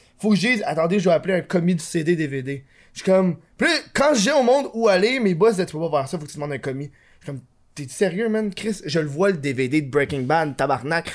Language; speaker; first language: French; native; French